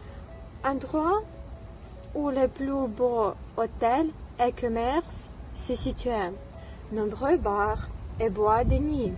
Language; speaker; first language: French; non-native, learner; Ukrainian